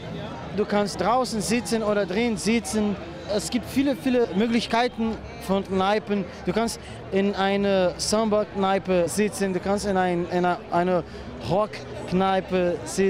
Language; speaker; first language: German; non-native, learner; Portuguese